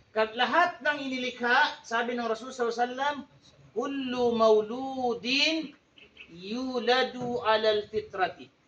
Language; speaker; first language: Filipino; non-native, local second language; Tausug